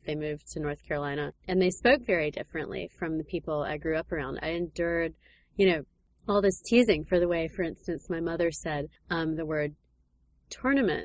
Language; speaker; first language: English; native; English